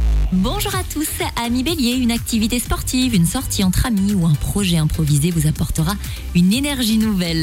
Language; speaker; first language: French; native; French